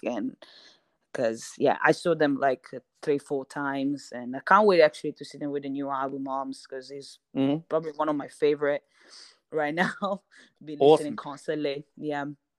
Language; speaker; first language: English; non-native, fluent; Italian